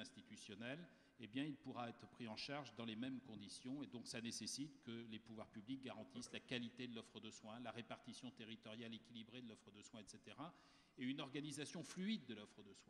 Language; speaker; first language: French; native; French